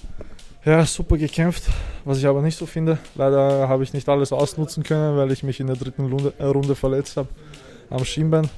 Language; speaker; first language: German; early bilingual, other home language; Serbian